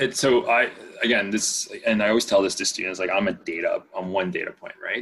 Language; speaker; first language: English; non-native, fluent; Spanish